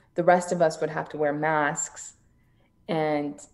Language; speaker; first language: English; native; English